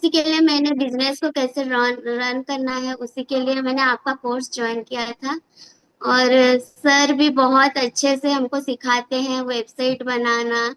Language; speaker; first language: Hindi; non-native, local second language; Odia